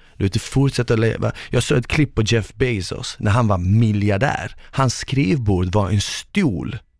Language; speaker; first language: Swedish; early bilingual, other home language; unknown